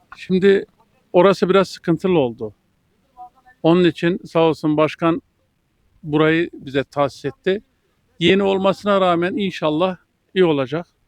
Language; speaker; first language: Turkish; native; Turkish